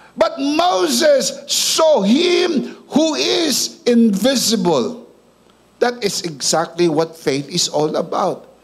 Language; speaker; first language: English; non-native, local second language; Filipino